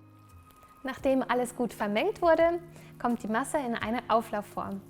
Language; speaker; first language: German; native; German